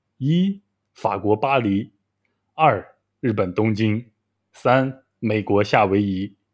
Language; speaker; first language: Chinese; native; Chinese